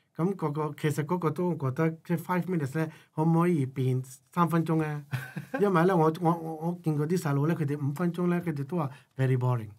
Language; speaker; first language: Cantonese; non-native, local second language; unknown